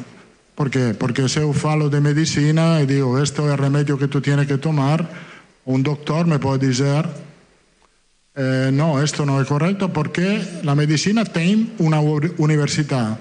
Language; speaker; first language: Portuguese; non-native, fluent; Italian